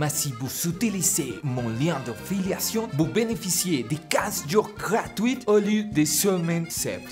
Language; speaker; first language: French; non-native, learner; Spanish